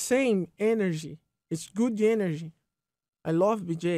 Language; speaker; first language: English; non-native, learner; Portuguese